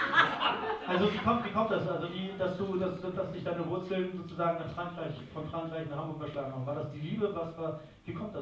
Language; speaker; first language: German; native; German